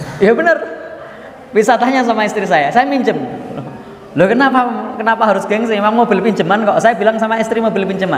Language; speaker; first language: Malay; non-native, local second language; Javanese